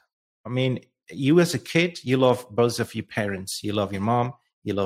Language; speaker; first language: English; non-native, fluent; Swiss German